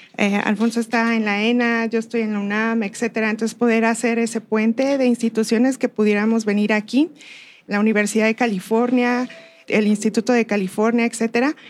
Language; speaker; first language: Spanish; native; Spanish